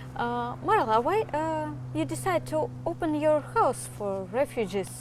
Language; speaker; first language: English; non-native, learner; Ukrainian